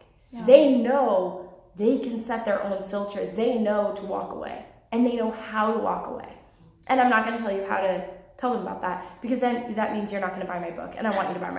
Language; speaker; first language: English; native; English